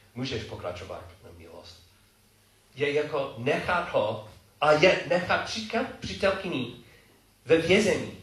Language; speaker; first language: Czech; non-native, fluent; English